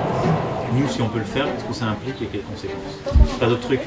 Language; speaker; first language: French; native; French